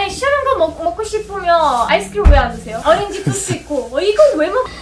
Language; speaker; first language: Korean; non-native, learner; Italian